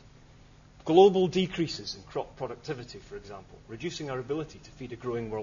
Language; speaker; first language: English; native; English